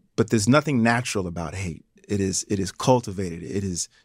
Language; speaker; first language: English; native; English